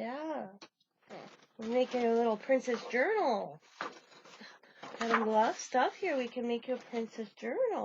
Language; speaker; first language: English; native; English